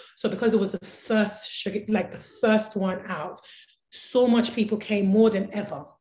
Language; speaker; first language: English; native; English